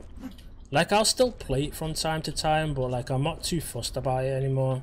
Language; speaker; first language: English; native; English